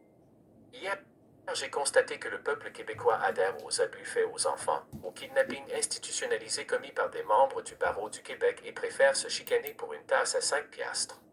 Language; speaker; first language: French; native; French